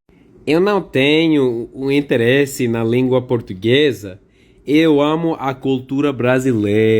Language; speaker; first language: Portuguese; non-native, learner; English